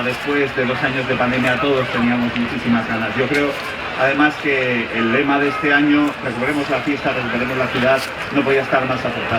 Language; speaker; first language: Spanish; native; Spanish